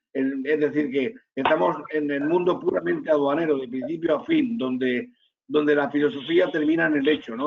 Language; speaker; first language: Spanish; native; Spanish